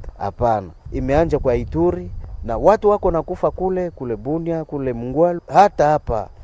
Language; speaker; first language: Swahili; non-native, local second language; Nande